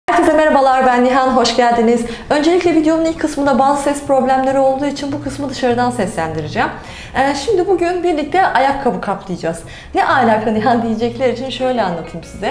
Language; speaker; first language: Turkish; native; Turkish